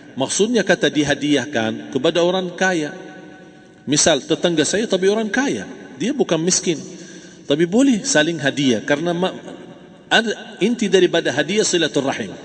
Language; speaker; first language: Malay; non-native, fluent; Arabic